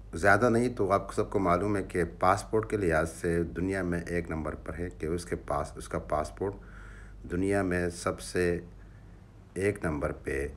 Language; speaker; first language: Urdu; non-native, local second language; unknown